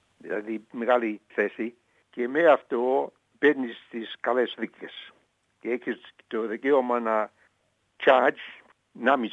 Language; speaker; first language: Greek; early bilingual, heritage; Greek